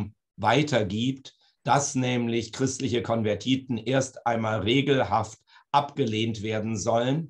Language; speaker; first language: German; native; German